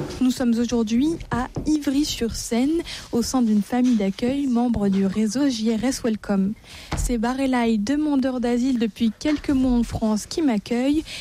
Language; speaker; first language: French; native; French